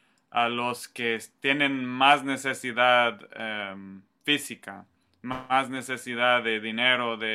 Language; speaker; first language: Spanish; non-native, fluent; English